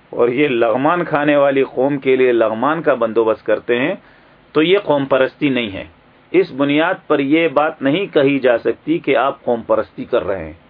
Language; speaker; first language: Urdu; native; Urdu